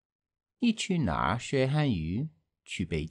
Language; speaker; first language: Chinese; non-native, learner; English